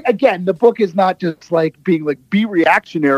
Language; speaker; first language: English; native; English